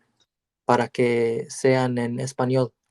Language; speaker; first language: Spanish; non-native, learner; English